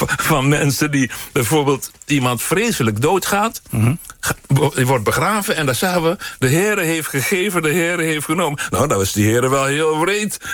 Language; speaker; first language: Dutch; native; Dutch